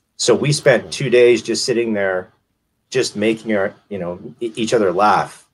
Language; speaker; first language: English; native; English